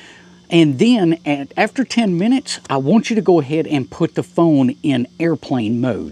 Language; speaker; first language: English; native; English